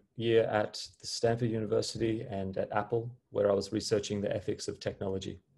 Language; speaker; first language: English; native; English